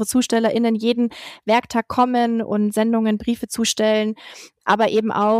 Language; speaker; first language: German; native; German